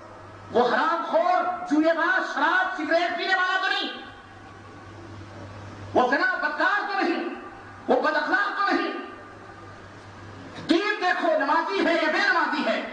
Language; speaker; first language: Urdu; native; Urdu